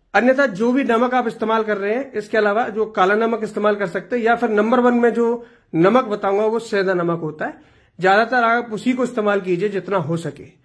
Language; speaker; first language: Hindi; non-native, local second language; Gujarati